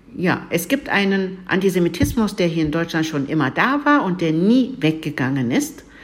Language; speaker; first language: German; early bilingual, other home language; Turkish